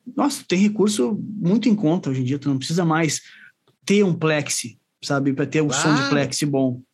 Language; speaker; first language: Portuguese; native; Portuguese